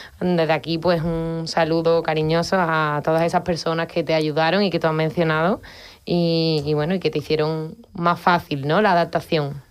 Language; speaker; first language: Spanish; native; Spanish